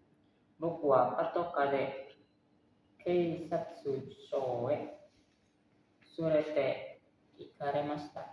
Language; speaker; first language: Japanese; non-native, learner; Indonesian